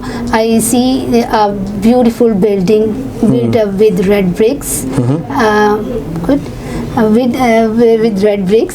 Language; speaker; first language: English; non-native, learner; Urdu